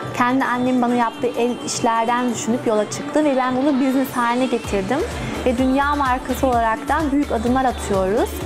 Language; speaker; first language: Turkish; early bilingual, heritage; Turkish